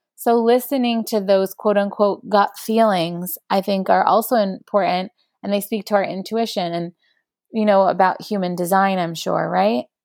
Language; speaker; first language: English; native; English